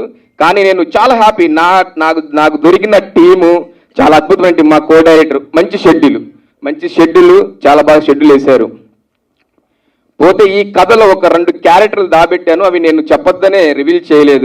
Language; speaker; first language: Telugu; native; Telugu